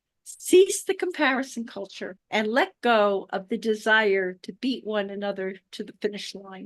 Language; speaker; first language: English; native; English